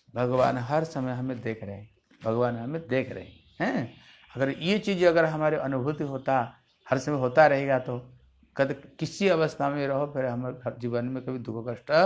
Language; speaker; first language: Hindi; non-native, local second language; Bangla